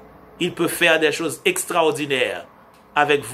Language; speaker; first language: French; non-native, local second language; Haitian Creole